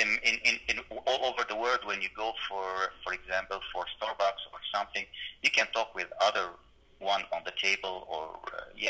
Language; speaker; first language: English; non-native, learner; Arabic